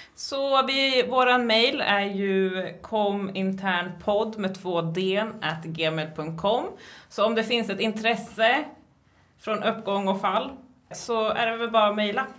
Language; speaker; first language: Swedish; native; Swedish